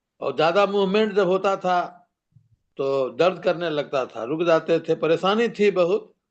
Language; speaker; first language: Hindi; native; Hindi